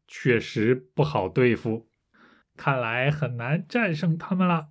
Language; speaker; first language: Chinese; native; Chinese